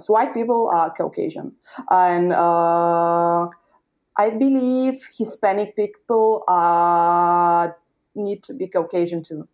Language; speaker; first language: English; non-native, fluent; Russian